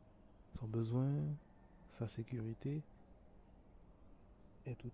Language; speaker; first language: French; native; French